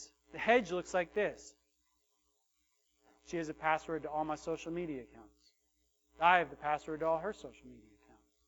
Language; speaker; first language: English; native; English